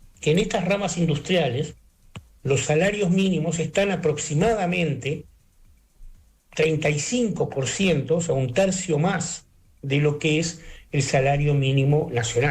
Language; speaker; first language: Spanish; native; Spanish